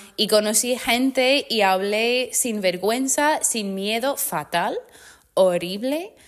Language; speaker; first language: Spanish; non-native, fluent; English